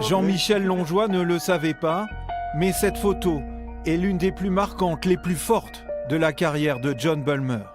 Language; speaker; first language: French; native; French